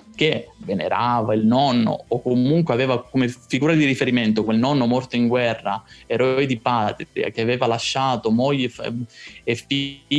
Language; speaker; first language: Italian; native; Italian